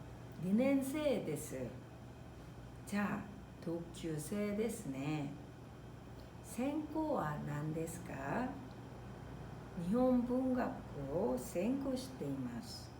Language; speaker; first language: Japanese; non-native, fluent; Korean